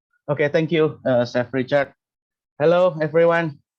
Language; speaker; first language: English; non-native, learner; Indonesian